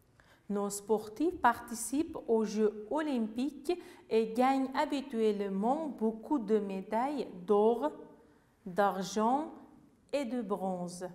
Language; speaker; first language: French; non-native, fluent; Uzbek